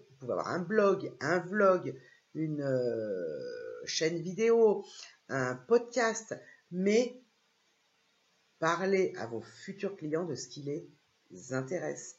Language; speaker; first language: French; native; French